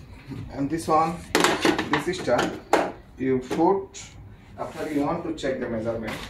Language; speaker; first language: English; non-native, learner; Bangla